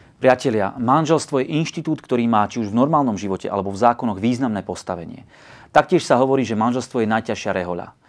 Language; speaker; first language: Slovak; native; Slovak